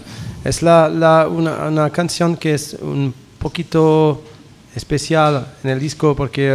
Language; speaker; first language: Spanish; non-native, learner; French